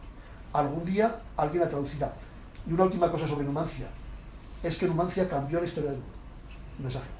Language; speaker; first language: Spanish; native; Spanish